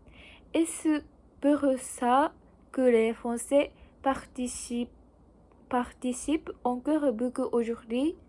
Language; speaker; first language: French; non-native, learner; Japanese